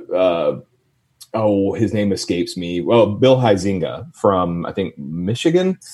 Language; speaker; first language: English; native; English